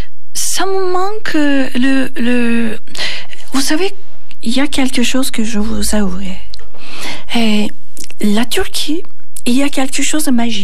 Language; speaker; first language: French; non-native, fluent; Turkish